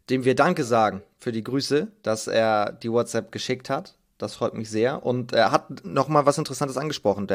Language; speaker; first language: German; native; German